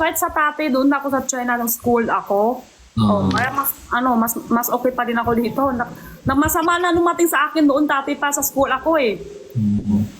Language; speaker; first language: Filipino; non-native, learner; Chinese